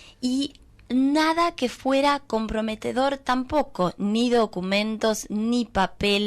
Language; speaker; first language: Spanish; native; Spanish